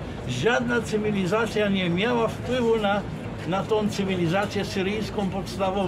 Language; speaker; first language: Polish; non-native, fluent; Arabic